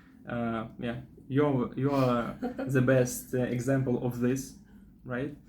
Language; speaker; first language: English; non-native, fluent; Russian